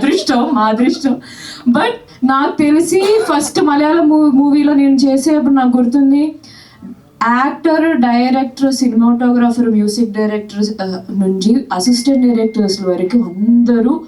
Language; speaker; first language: Telugu; non-native, fluent; Malayalam